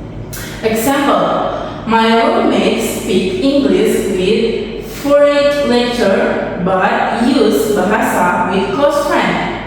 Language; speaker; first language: English; non-native, learner; Indonesian